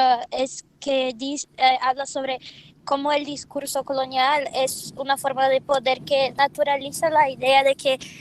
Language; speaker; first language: Spanish; non-native, fluent; Portuguese